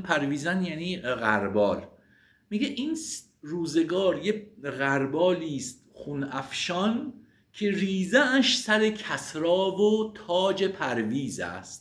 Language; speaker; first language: Persian; native; Persian